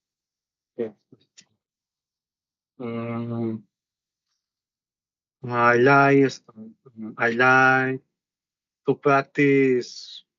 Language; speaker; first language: English; non-native, learner; Spanish